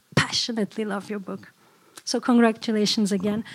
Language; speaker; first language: English; early bilingual, other home language; Turkish